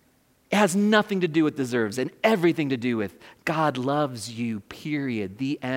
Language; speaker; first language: English; native; English